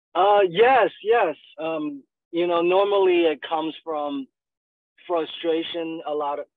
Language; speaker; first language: English; non-native, fluent; Chinese